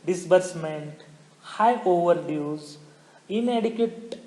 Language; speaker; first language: English; non-native, local second language; Marathi